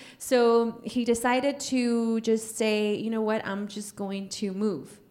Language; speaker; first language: English; early bilingual, other home language; Spanish